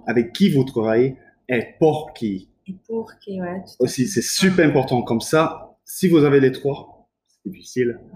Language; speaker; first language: French; non-native, learner; English